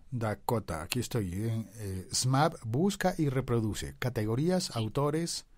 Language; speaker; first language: Spanish; native; Spanish